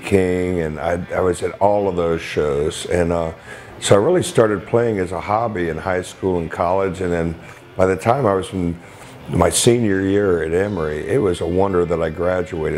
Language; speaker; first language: English; native; English